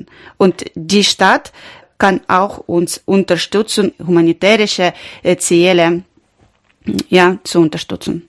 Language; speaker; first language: German; non-native, learner; Ukrainian